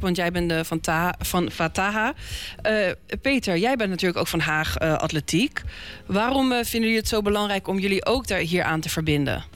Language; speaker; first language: Dutch; native; Dutch